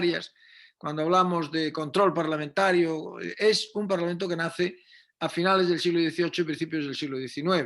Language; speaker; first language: Spanish; native; Spanish